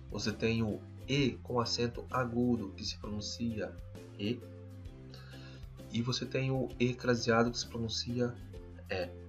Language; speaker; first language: Portuguese; non-native, fluent; French